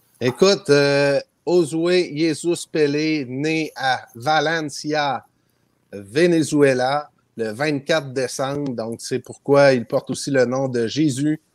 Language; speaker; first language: French; native; French